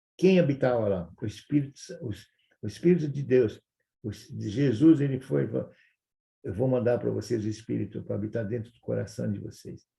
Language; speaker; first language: Portuguese; non-native, fluent; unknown